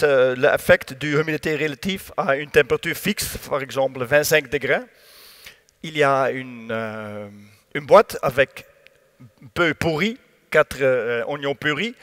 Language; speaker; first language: French; non-native, learner; Dutch